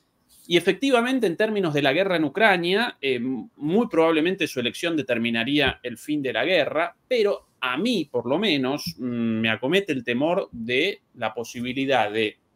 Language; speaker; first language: Spanish; native; Spanish